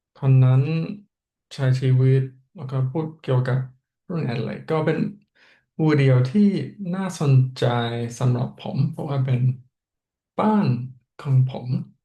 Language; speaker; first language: Thai; non-native, fluent; English